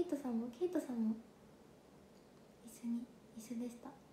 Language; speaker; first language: Japanese; native; Japanese